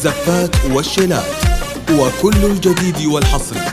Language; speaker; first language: Arabic; native; Arabic